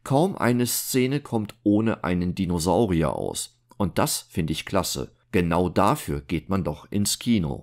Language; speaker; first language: German; native; German